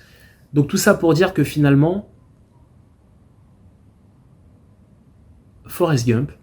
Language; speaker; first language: French; native; French